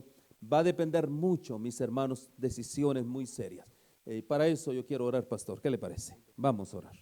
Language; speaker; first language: Spanish; native; Spanish